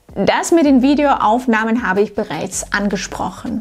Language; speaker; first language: German; non-native, fluent; Russian